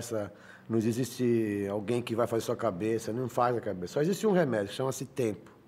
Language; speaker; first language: Portuguese; native; Portuguese